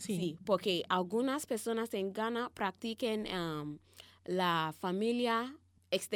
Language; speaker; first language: Spanish; non-native, learner; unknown